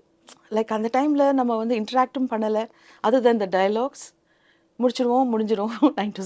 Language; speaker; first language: Tamil; non-native, local second language; Telugu